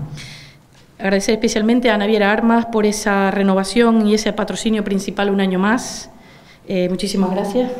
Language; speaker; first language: Spanish; native; Spanish